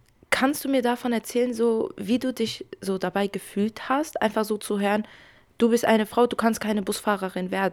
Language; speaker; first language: German; early bilingual, other home language; Kurdish